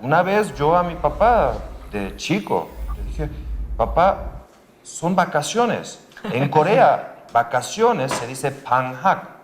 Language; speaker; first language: Spanish; early bilingual, other home language; Korean